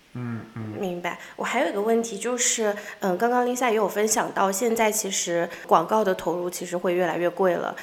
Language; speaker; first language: Chinese; native; Chinese